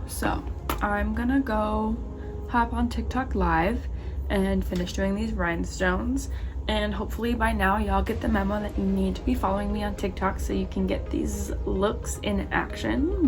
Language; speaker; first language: English; native; English